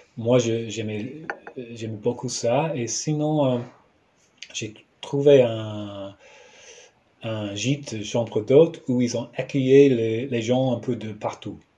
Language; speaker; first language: French; non-native, fluent; English